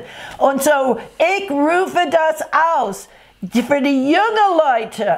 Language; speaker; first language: German; non-native, fluent; English